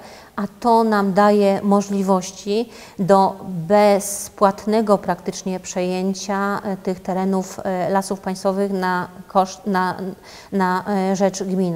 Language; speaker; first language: Polish; native; Polish